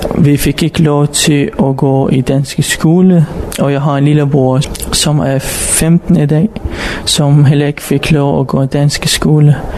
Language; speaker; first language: Danish; non-native, fluent; Arabic